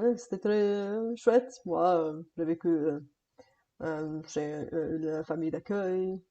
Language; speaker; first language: French; non-native, fluent; Bulgarian